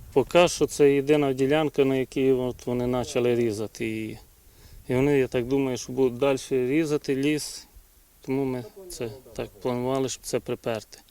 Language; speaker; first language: Ukrainian; native; Ukrainian